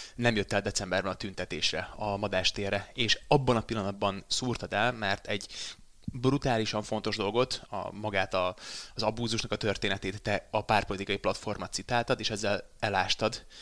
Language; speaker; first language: Hungarian; native; Hungarian